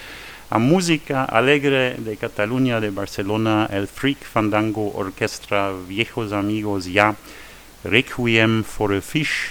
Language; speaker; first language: Spanish; non-native, learner; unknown